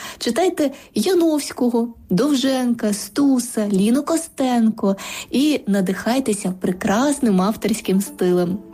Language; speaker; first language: Ukrainian; native; Ukrainian